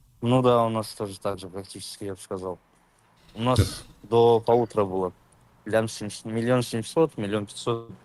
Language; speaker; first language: Russian; non-native, local second language; Avaric